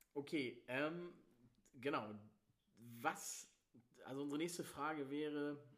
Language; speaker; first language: German; non-native, fluent; Swedish